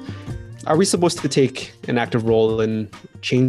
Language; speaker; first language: English; native; English